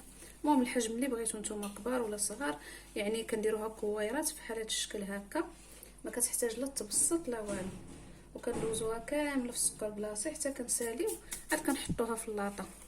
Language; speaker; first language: Arabic; native; Arabic